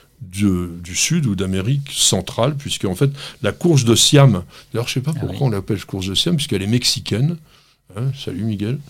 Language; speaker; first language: French; native; French